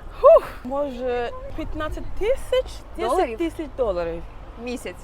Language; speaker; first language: Ukrainian; non-native, learner; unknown